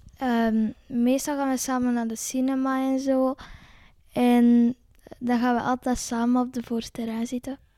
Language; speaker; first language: Dutch; native; Dutch